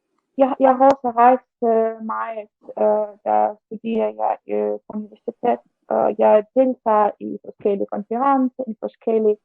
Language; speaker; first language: Danish; non-native, learner; Russian